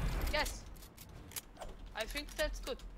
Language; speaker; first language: English; non-native, learner; German